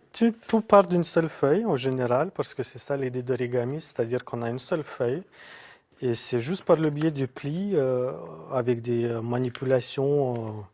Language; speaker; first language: French; non-native, fluent; Lithuanian